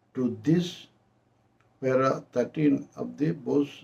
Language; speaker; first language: English; non-native, local second language; Telugu